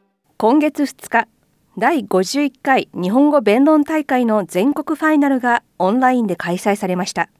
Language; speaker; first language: Japanese; native; Japanese